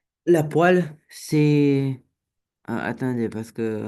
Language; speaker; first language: French; non-native, learner; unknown